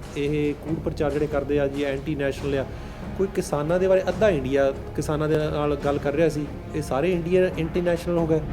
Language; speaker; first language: Punjabi; early bilingual, heritage; Punjabi